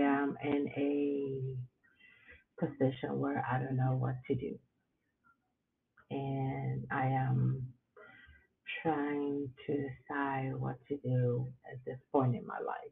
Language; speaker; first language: English; non-native, fluent; Spanish